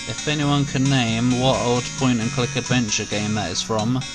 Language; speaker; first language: English; native; English